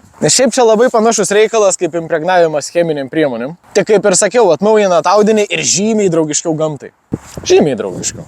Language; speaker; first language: Lithuanian; native; Lithuanian